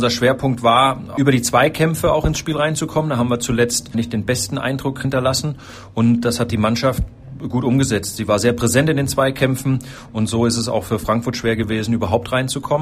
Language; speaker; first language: German; native; German